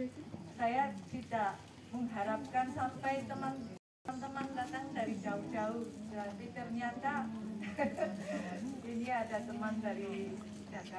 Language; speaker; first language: Indonesian; non-native, learner; Japanese